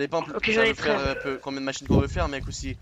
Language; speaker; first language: French; native; French